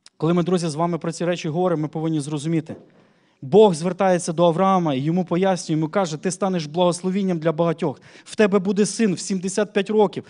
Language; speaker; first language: Ukrainian; native; Ukrainian